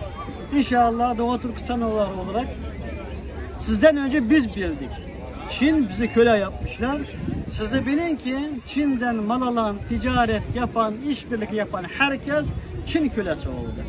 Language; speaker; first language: Turkish; non-native, fluent; Uyghur